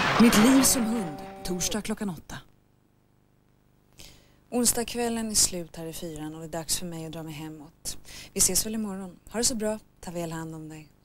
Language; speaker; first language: Swedish; native; Swedish